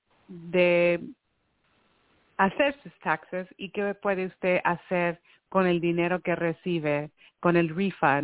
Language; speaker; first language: Spanish; early bilingual, heritage; Spanish